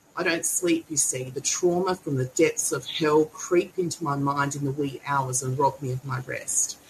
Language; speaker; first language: English; native; English